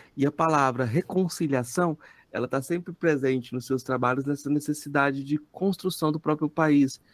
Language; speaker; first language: Portuguese; native; Portuguese